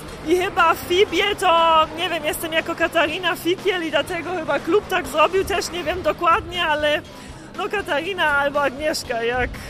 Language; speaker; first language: Polish; early bilingual, heritage; Polish